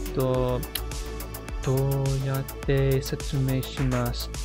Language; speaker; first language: Japanese; non-native, learner; English